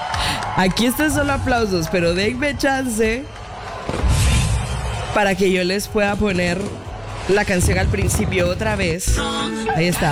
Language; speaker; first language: Spanish; native; Spanish